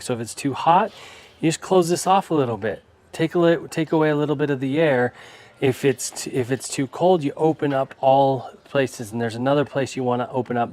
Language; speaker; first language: English; native; English